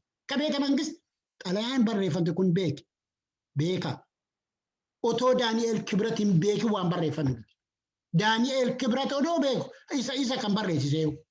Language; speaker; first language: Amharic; non-native, local second language; Oromo